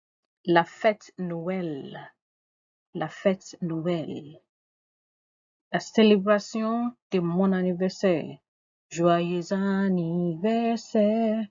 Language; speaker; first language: French; non-native, fluent; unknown